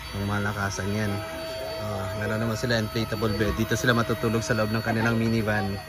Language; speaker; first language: Filipino; non-native, local second language; Cebuano